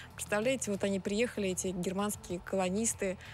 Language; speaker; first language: Russian; native; Russian